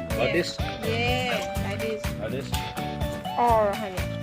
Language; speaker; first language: English; non-native, learner; Thai